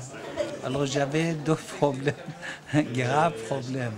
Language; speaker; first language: French; non-native, learner; Persian